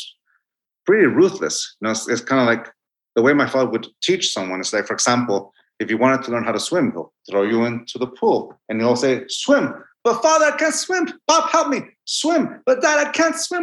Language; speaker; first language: English; non-native, fluent; Spanish